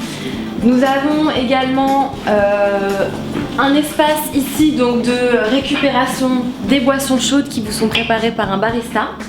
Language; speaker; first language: French; native; French